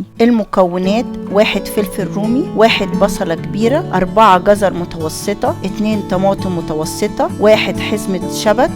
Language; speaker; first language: Arabic; native; Arabic